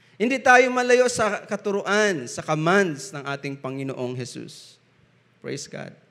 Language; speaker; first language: Filipino; non-native, local second language; Bikol